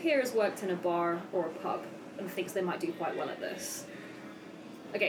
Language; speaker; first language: English; native; English